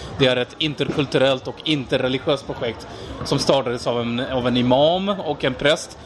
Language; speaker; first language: Swedish; non-native, fluent; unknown